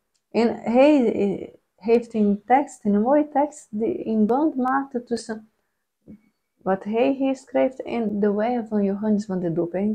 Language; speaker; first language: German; non-native, learner; Portuguese